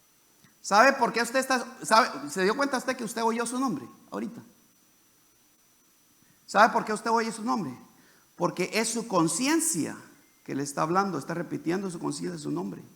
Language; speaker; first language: Spanish; native; Spanish